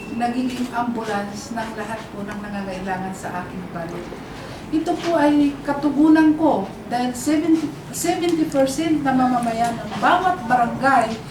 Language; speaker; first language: Filipino; non-native, local second language; Pangasinan